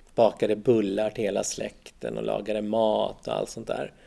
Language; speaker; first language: Swedish; native; Swedish